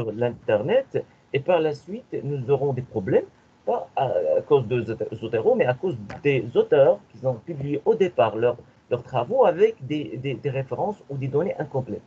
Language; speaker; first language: French; non-native, local second language; Arabic